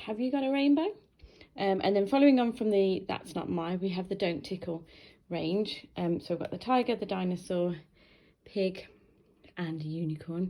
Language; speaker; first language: English; native; English